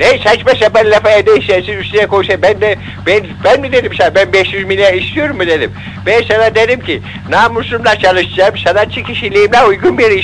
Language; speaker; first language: Turkish; native; Turkish